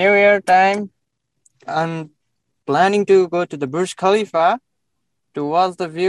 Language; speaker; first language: English; non-native, local second language; Nepali